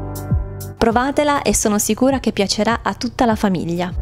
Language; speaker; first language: Italian; native; Italian